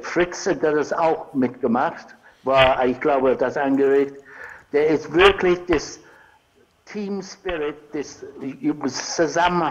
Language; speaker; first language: German; non-native, fluent; English